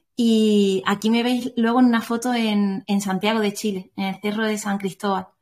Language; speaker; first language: Spanish; native; Spanish